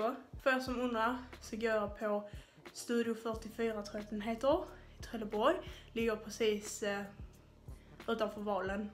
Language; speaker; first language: Swedish; native; Swedish